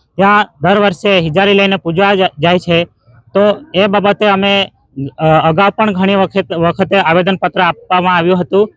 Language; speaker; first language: Gujarati; native; Gujarati